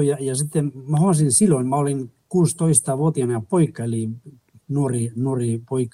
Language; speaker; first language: Finnish; non-native, fluent; Spanish